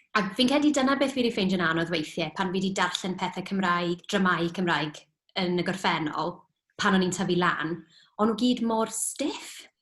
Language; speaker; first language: Welsh; native; Welsh